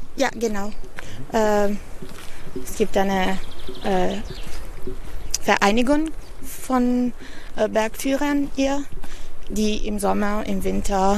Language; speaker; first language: German; non-native, learner; Italian